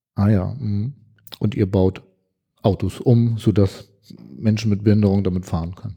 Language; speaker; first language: German; native; German